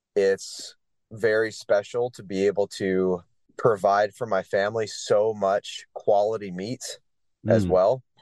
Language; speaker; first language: English; native; English